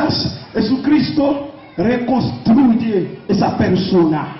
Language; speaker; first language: Spanish; non-native, fluent; Haitian Creole